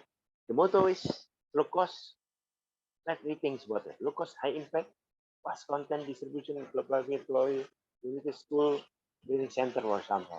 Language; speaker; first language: English; non-native, fluent; Indonesian